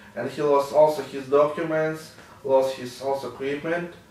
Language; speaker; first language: English; non-native, learner; Ukrainian